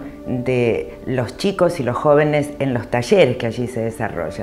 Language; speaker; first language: Spanish; native; Spanish